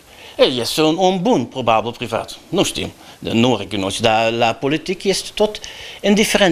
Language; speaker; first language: Romanian; non-native, learner; Dutch